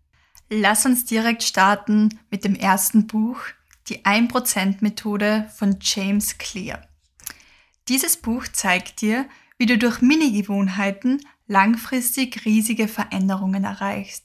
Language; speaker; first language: German; native; German